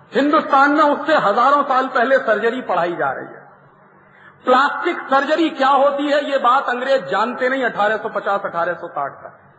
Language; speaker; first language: Hindi; native; Hindi